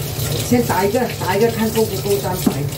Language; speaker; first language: Chinese; non-native, local second language; Cantonese